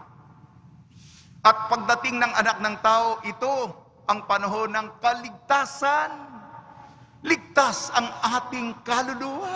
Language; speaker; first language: Filipino; native; Filipino